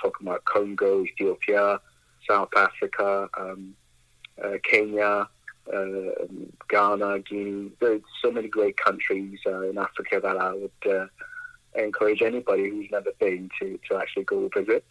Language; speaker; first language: English; non-native, local second language; Akan